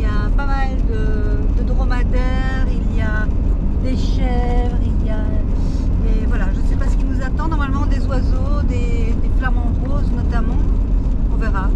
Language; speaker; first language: French; native; French